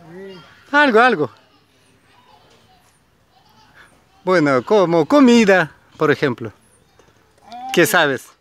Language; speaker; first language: Spanish; non-native, learner; Russian